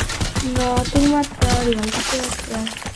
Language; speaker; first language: Catalan; non-native, local second language; Spanish